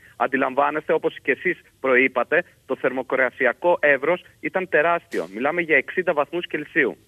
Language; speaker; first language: Greek; native; Greek